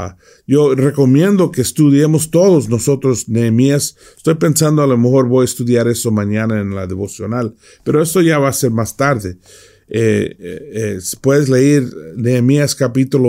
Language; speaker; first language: Spanish; non-native, fluent; English